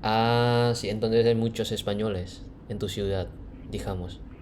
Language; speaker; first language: Spanish; non-native, learner; Indonesian